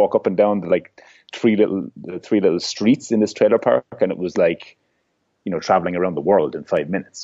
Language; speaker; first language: English; native; English